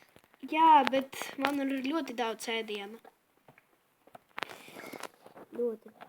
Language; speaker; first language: Latvian; non-native, local second language; Russian